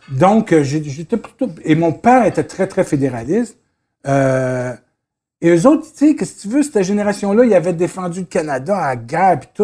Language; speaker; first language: French; native; French